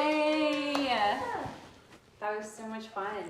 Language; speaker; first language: English; native; English